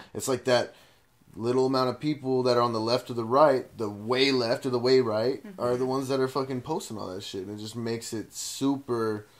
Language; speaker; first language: English; native; English